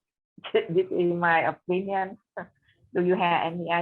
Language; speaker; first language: English; non-native, learner; Vietnamese